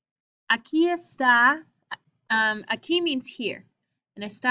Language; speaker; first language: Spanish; non-native, fluent; English